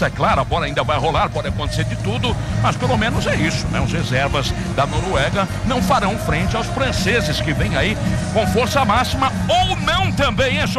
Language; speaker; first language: Portuguese; native; Portuguese